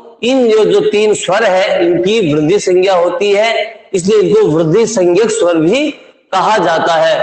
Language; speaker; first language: Hindi; native; Hindi